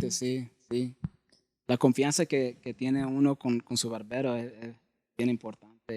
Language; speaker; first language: Spanish; early bilingual, heritage; Spanish